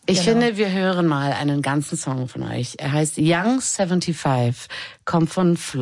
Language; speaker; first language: German; native; German